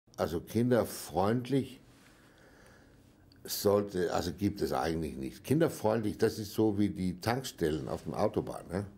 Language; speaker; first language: German; non-native, fluent; Danish